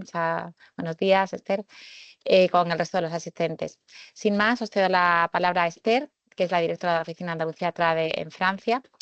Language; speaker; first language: Spanish; native; Spanish